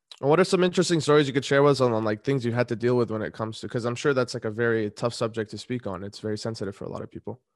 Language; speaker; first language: English; native; English